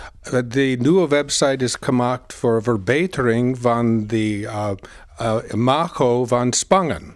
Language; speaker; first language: Dutch; non-native, learner; English